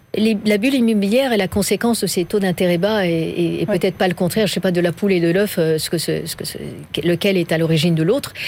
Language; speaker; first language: French; non-native, fluent; Persian